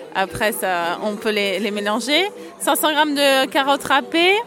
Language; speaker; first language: French; native; French